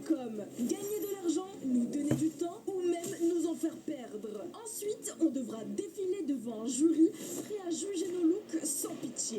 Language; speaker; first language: French; native; French